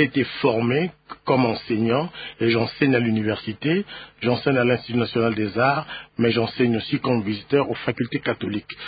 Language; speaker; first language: French; non-native, local second language; Lingala